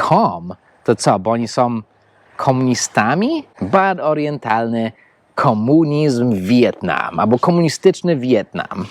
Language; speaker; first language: Polish; non-native, fluent; English